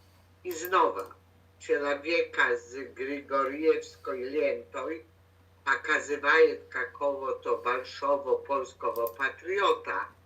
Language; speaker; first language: Russian; non-native, learner; Polish